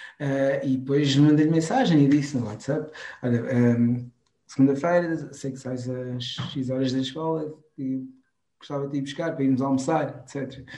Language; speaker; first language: Portuguese; non-native, local second language; Kabuverdianu